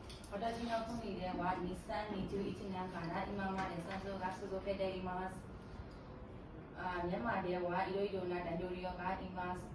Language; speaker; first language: Japanese; non-native, learner; Burmese